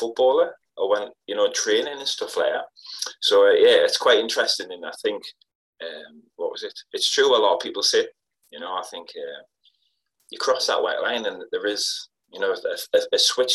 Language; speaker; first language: English; native; English